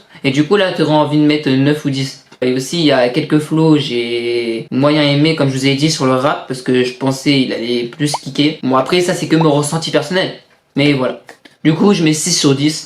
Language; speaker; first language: French; native; French